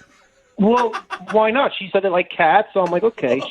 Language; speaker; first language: English; native; English